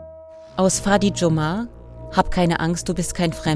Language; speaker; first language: German; native; German